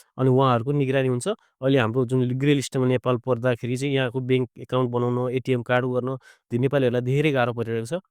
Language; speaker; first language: Nepali; native; Nepali